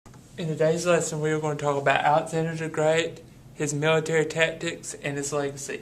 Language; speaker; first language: English; native; English